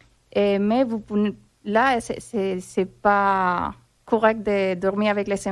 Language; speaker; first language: French; non-native, fluent; Spanish